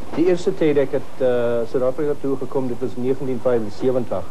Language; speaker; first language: Afrikaans; non-native, learner; English